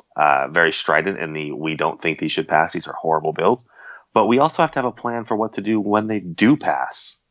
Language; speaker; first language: English; native; English